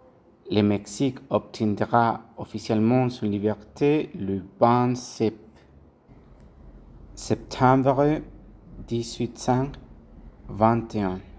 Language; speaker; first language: French; non-native, learner; Spanish